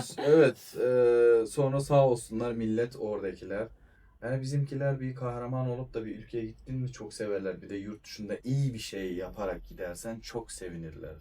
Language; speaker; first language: Turkish; non-native, fluent; Persian